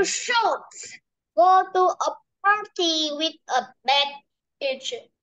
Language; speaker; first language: English; non-native, learner; Vietnamese